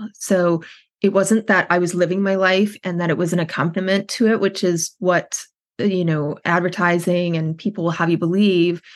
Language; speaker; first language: English; native; English